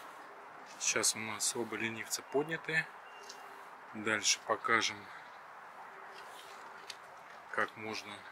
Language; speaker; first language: Russian; native; Russian